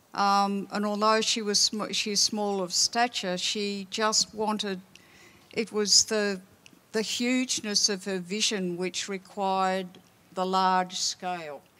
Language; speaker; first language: English; native; English